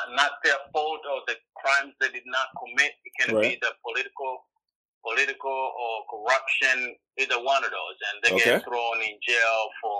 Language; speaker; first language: English; non-native, local second language; Swahili